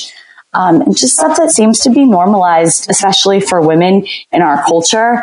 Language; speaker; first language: English; native; English